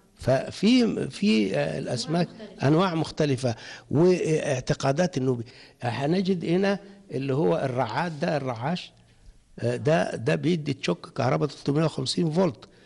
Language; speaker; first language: Egyptian Arabic; non-native, local second language; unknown